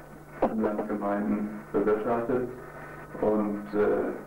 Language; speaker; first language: German; native; German